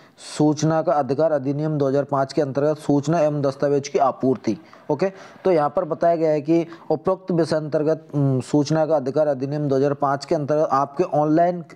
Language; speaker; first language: Hindi; native; Hindi